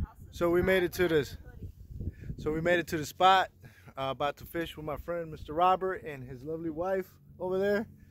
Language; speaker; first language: English; native; English